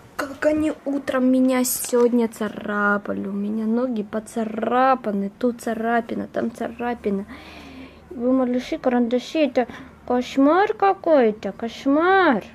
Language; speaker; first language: Russian; native; Russian